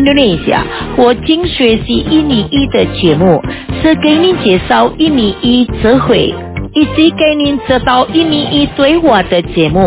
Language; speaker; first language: Chinese; non-native, fluent; Indonesian